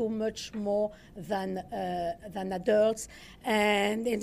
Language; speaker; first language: English; non-native, fluent; French